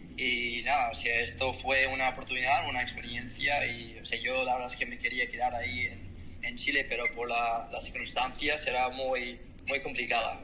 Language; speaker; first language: Spanish; non-native, fluent; Korean